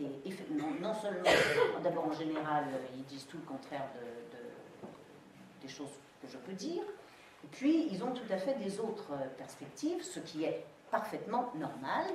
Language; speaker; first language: French; native; French